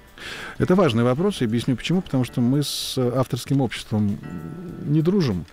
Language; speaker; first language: Russian; native; Russian